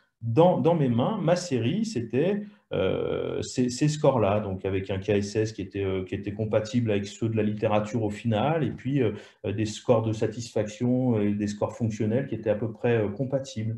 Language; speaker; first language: French; native; French